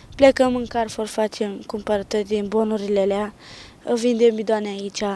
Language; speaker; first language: Romanian; non-native, local second language; Turkish